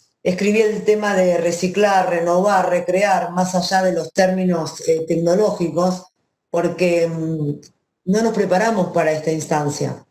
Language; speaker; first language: Spanish; native; Spanish